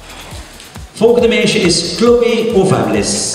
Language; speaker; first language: Dutch; native; Dutch